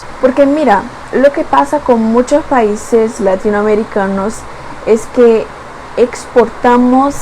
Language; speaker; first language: Spanish; non-native, fluent; Portuguese